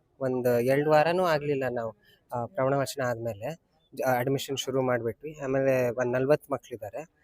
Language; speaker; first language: Kannada; non-native, local second language; Urdu